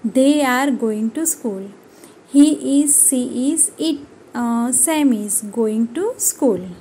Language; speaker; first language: English; non-native, local second language; Gujarati